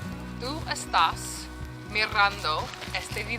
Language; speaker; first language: Spanish; non-native, fluent; English